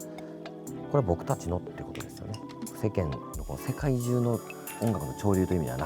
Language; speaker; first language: Japanese; native; Japanese